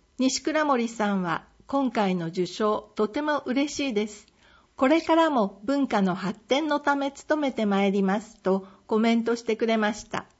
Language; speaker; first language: Japanese; native; Japanese